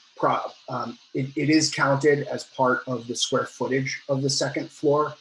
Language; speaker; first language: English; native; English